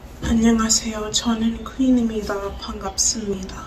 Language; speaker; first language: Korean; non-native, learner; English